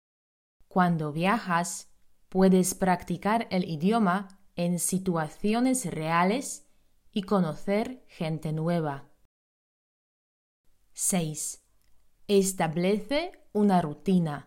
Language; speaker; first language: Spanish; non-native, fluent; Polish